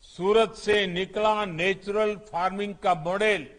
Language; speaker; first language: Hindi; non-native, local second language; Gujarati